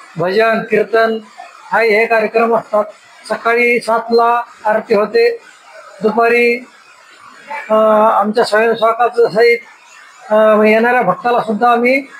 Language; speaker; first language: Marathi; native; Marathi